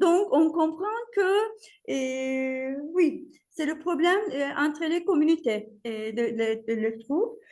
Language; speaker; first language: French; non-native, fluent; Turkish